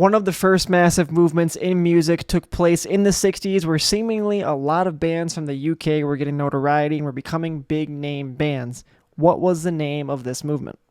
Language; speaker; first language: English; native; English